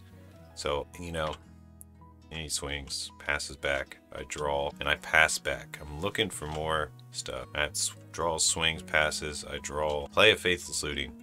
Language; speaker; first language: English; native; English